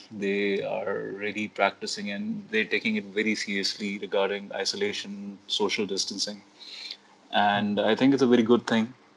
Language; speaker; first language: English; non-native, local second language; Urdu